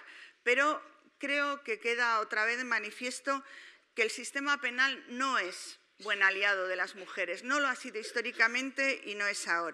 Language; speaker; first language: Spanish; native; Spanish